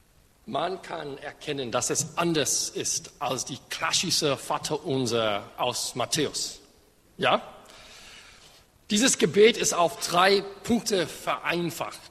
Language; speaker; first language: German; non-native, fluent; English